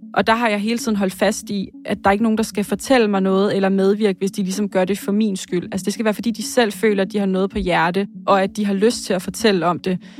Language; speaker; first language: Danish; native; Danish